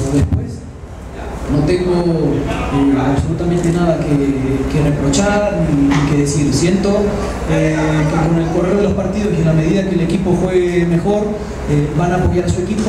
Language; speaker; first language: Spanish; native; Spanish